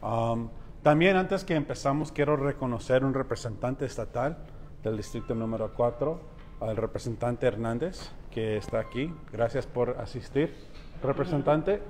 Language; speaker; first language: Spanish; early bilingual, heritage; Spanish